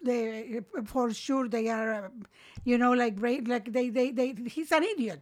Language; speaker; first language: English; non-native, fluent; Spanish